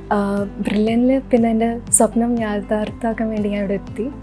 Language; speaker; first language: Malayalam; early bilingual, other home language; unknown